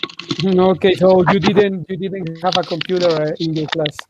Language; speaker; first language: English; non-native, fluent; Spanish